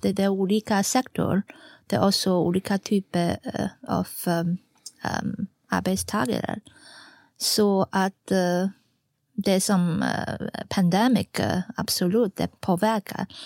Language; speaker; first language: Swedish; non-native, fluent; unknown